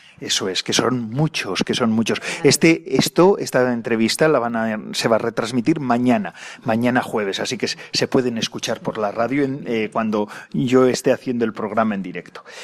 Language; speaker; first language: Spanish; native; Spanish